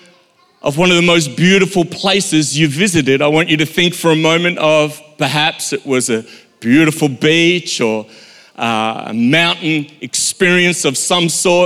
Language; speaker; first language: English; native; English